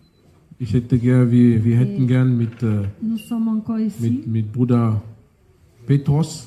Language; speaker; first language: German; non-native, fluent; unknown